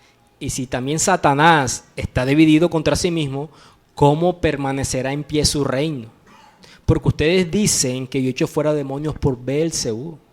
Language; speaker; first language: Spanish; native; Spanish